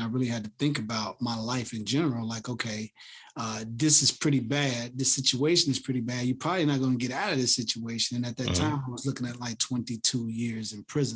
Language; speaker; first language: English; native; English